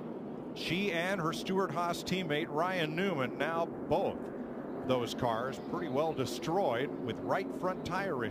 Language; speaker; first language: English; native; English